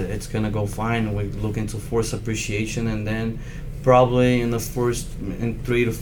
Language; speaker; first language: English; native; English